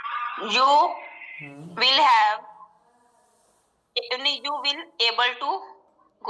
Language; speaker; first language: English; non-native, learner; Punjabi